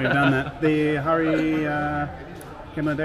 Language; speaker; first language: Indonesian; non-native, learner; English